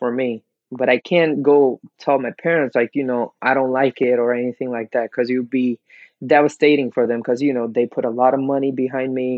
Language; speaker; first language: English; non-native, local second language; Gujarati